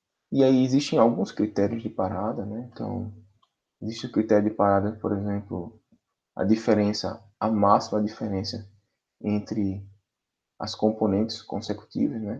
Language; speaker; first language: Portuguese; native; Portuguese